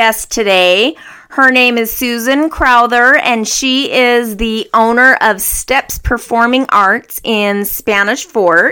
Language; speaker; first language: English; native; English